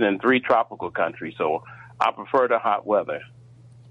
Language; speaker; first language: English; native; English